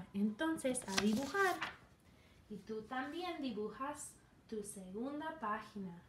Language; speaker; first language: Spanish; non-native, fluent; English